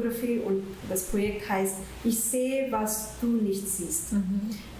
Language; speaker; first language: German; non-native, fluent; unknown